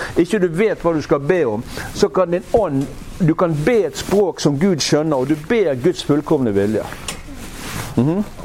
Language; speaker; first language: Norwegian; native; Norwegian